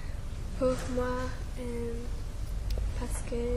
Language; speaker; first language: French; non-native, learner; English